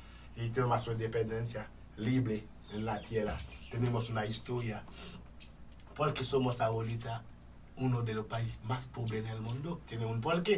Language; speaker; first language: Spanish; non-native, fluent; Haitian Creole